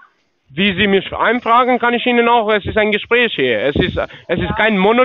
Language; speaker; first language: German; non-native, learner; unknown